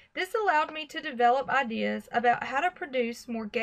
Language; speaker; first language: English; native; English